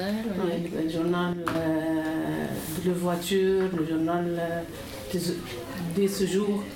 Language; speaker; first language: French; non-native, local second language; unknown